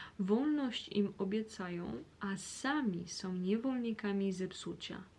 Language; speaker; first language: Polish; early bilingual, heritage; Polish